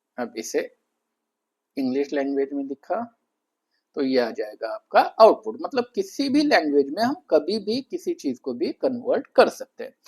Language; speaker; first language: Hindi; non-native, local second language; Marathi